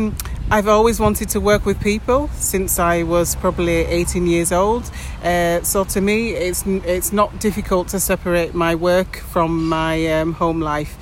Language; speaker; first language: English; native; English